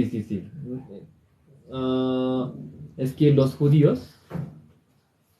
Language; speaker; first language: Spanish; non-native, learner; Korean